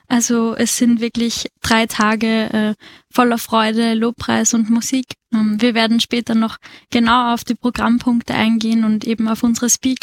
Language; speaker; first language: German; native; German